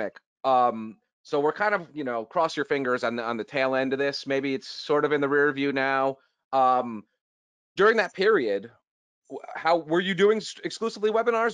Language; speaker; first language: English; native; English